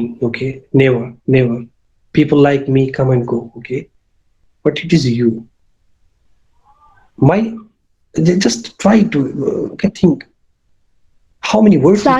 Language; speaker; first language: English; non-native, local second language; Urdu